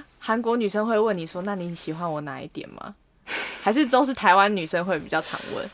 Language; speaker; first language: Chinese; native; Chinese